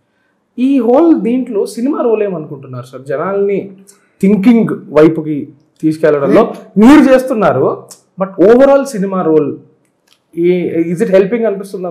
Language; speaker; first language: Telugu; native; Telugu